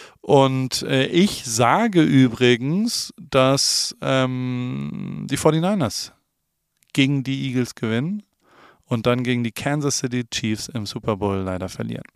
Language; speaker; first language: German; native; German